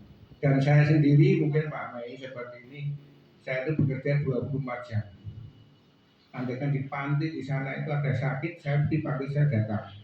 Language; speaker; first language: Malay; non-native, local second language; Javanese